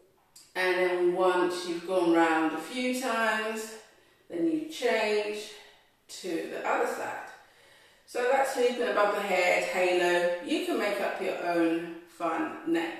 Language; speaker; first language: English; native; English